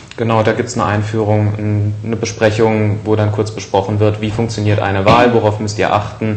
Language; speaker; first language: German; native; German